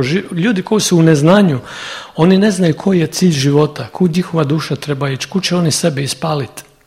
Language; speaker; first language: Croatian; native; Croatian